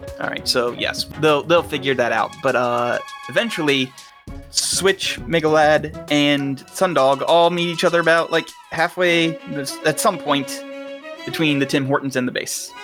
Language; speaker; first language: English; native; English